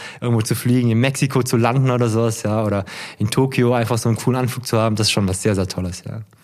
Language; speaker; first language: German; early bilingual, other home language; Korean